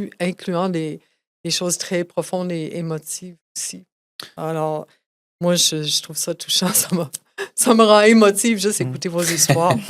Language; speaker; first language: French; native; French